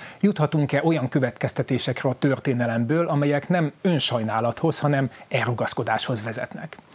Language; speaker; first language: Hungarian; native; Hungarian